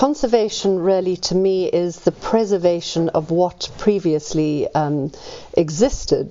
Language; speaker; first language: English; native; English